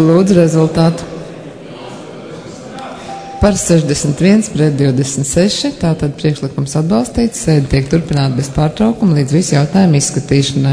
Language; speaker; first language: Latvian; native; Latvian